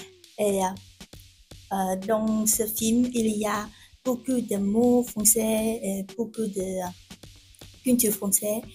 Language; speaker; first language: French; non-native, fluent; Vietnamese